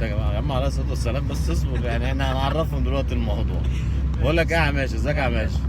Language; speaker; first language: Arabic; native; Arabic